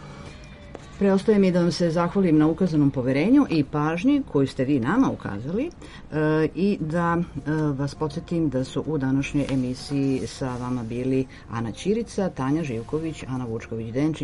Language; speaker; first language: Serbian; native; Serbian